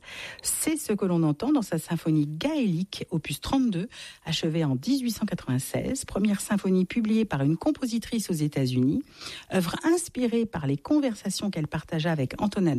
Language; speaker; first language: French; native; French